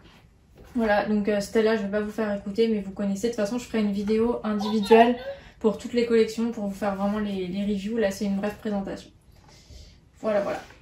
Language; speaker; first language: French; native; French